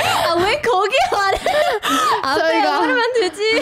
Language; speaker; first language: Korean; non-native, fluent; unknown